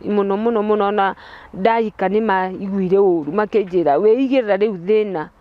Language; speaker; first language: Kikuyu; non-native, local second language; Turkish